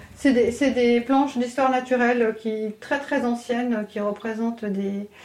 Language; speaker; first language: French; native; French